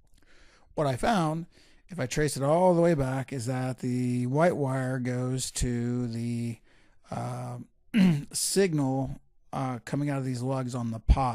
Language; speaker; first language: English; native; English